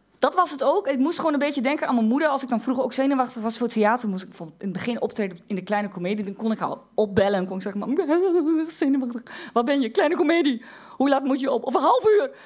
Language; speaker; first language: Dutch; native; Dutch